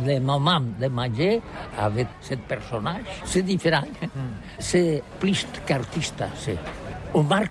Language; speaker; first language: French; non-native, learner; Catalan